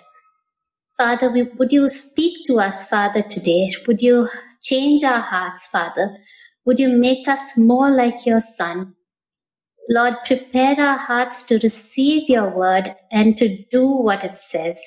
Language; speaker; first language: English; non-native, local second language; Tamil